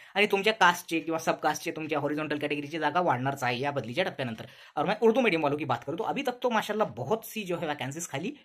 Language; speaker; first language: Hindi; non-native, local second language; Urdu